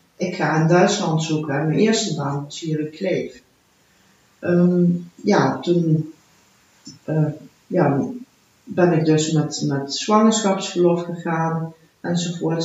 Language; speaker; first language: Dutch; early bilingual, heritage; Dutch